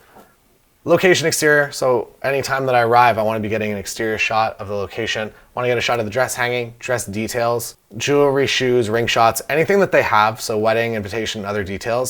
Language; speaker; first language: English; native; English